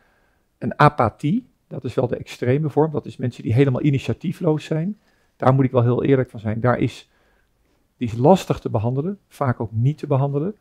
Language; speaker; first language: Dutch; native; Dutch